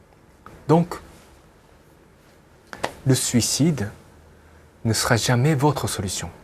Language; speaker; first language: French; non-native, fluent; Japanese